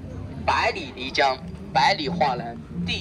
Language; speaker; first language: Chinese; native; Chinese